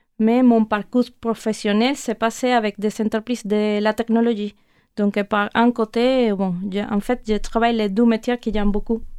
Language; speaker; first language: French; non-native, fluent; Spanish